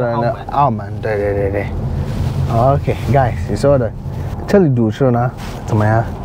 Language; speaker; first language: Chinese; non-native, learner; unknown